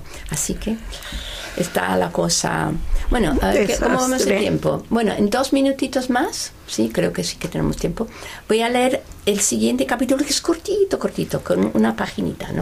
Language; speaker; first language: Spanish; non-native, local second language; Catalan